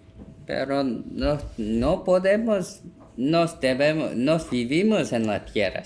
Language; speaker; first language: Spanish; non-native, learner; Korean